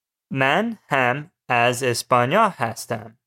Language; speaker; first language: Persian; non-native, learner; English